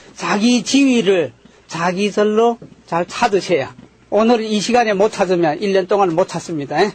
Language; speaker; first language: Korean; native; Korean